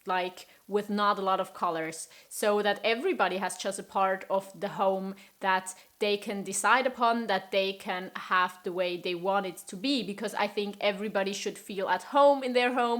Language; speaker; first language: English; non-native, fluent; German